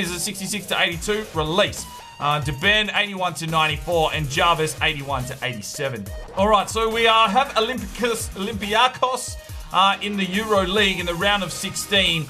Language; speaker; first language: English; native; English